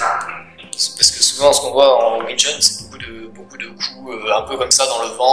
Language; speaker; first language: French; native; French